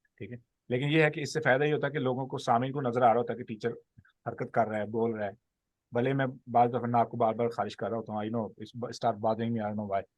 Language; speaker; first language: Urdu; non-native, local second language; Punjabi